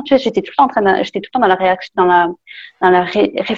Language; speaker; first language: French; native; French